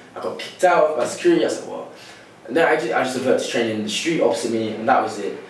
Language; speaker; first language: English; native; English